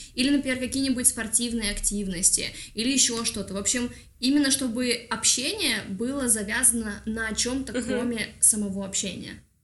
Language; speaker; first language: Russian; native; Russian